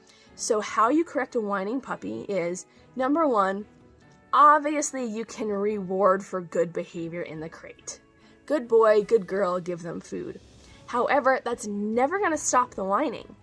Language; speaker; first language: English; native; English